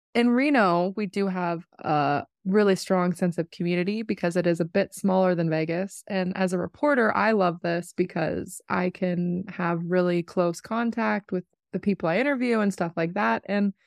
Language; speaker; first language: English; native; English